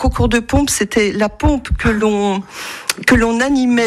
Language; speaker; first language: French; native; French